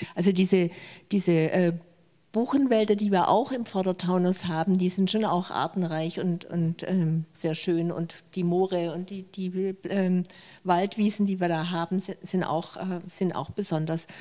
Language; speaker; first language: German; native; German